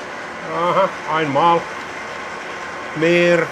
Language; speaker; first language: German; non-native, learner; Finnish